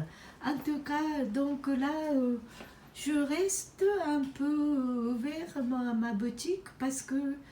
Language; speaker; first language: French; non-native, fluent; Japanese